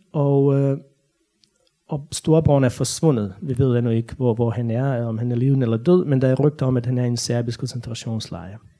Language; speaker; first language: Danish; non-native, fluent; Bosnian